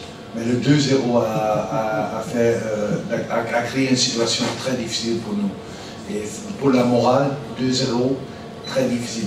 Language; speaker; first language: French; non-native, learner; Dutch